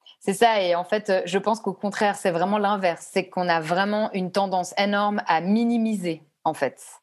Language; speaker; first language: French; native; French